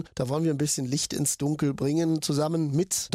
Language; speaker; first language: German; native; German